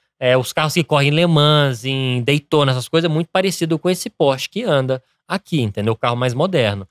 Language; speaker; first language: Portuguese; early bilingual, other home language; English